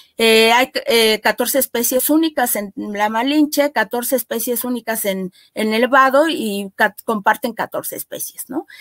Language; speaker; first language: Spanish; native; Spanish